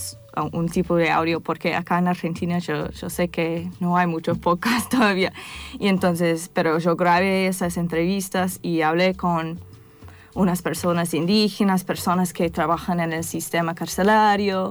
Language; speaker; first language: Spanish; non-native, fluent; English